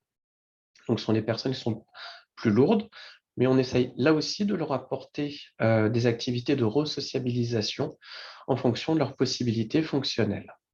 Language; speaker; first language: French; native; French